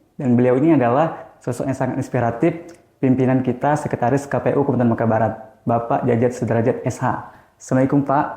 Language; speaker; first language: Indonesian; native; Indonesian